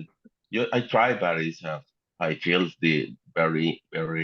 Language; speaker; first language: English; non-native, learner; Spanish